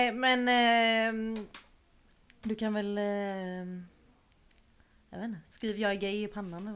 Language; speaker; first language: Swedish; native; Swedish